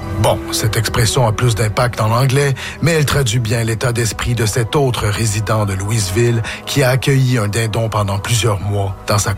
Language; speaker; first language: French; native; French